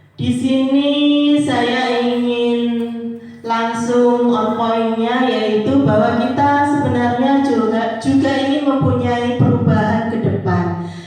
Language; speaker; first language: Indonesian; non-native, local second language; Javanese